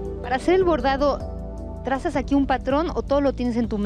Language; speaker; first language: Spanish; native; Spanish